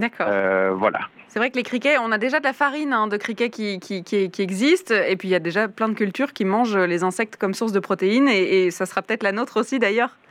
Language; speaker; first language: French; native; French